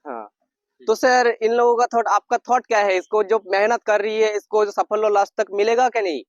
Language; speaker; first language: Hindi; non-native, local second language; Bangla